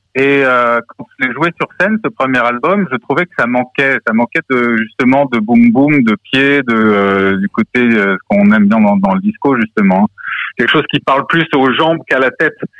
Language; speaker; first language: French; early bilingual, other home language; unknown